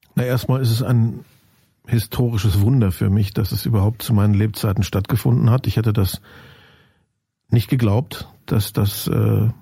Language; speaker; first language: German; native; German